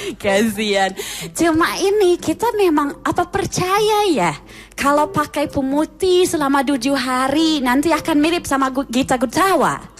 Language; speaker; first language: Indonesian; non-native, fluent; English